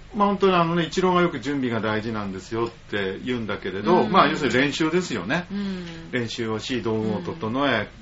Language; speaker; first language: Japanese; native; Japanese